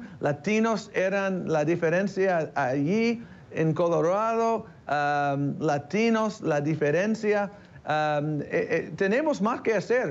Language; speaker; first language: Spanish; early bilingual, heritage; English